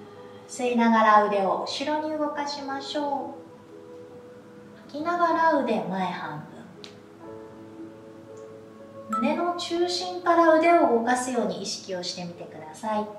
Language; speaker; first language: Japanese; native; Japanese